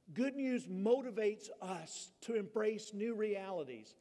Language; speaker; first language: English; native; English